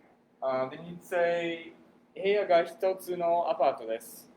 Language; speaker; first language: Japanese; non-native, fluent; English